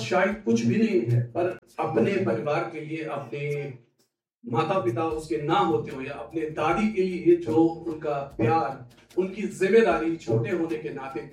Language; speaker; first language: Hindi; native; Hindi